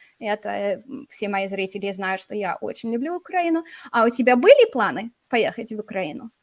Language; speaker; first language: Russian; non-native, fluent; English